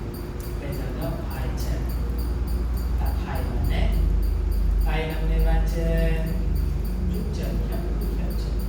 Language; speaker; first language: Vietnamese; non-native, learner; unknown